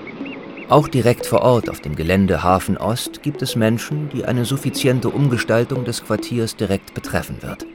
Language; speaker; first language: German; native; German